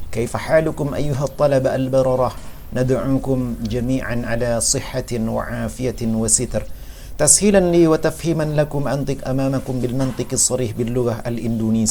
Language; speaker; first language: Arabic; non-native, fluent; Indonesian